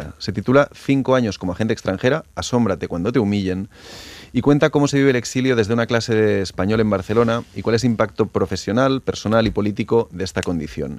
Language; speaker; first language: Spanish; native; Spanish